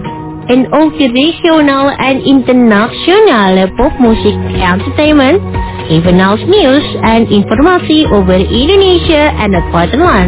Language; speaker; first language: Dutch; non-native, fluent; Indonesian